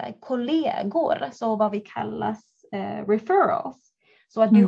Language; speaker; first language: Swedish; non-native, fluent; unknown